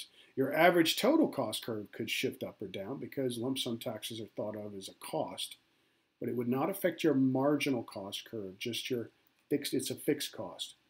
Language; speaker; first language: English; native; English